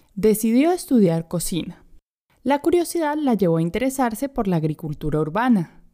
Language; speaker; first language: Spanish; native; Spanish